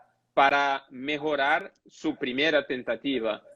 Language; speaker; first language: Spanish; non-native, fluent; Portuguese